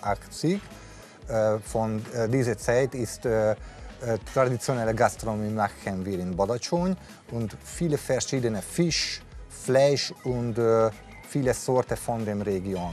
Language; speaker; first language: German; non-native, learner; Hungarian